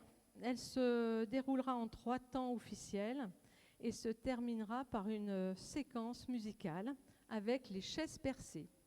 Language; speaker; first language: French; native; French